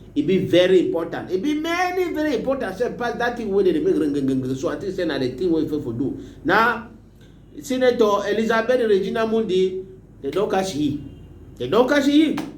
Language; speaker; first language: Nigerian Pidgin; native; Nigerian Pidgin